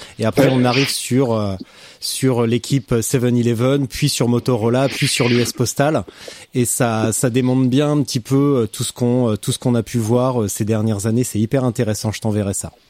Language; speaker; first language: French; native; French